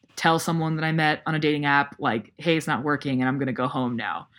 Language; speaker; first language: English; native; English